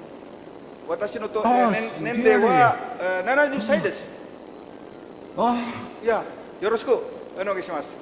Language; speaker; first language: Japanese; non-native, learner; Indonesian